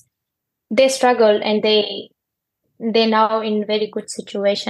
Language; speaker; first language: English; non-native, fluent; Persian